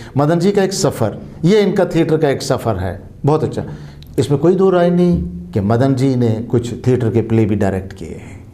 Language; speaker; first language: Hindi; non-native, local second language; Kashmiri